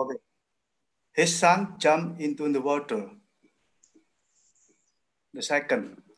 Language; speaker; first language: English; non-native, learner; Indonesian